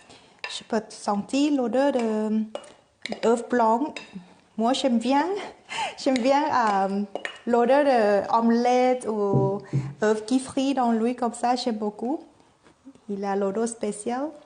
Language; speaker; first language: French; non-native, fluent; Thai